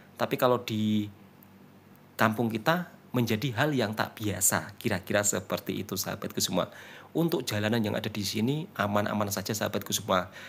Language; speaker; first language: Indonesian; native; Indonesian